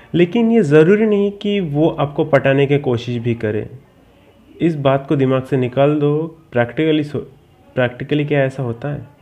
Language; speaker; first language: Hindi; native; Hindi